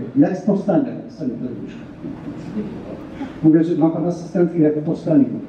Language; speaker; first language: Polish; native; Polish